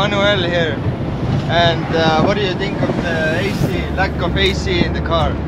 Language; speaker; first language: English; non-native, fluent; Estonian